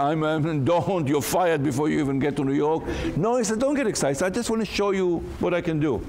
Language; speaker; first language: English; non-native, fluent; Hebrew